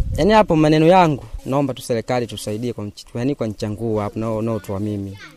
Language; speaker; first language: Swahili; non-native, local second language; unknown